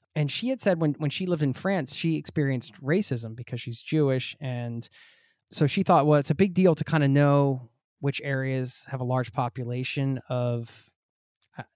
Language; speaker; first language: English; native; English